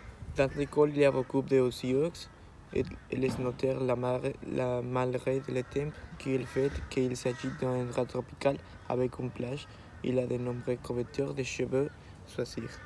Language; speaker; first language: French; non-native, learner; Spanish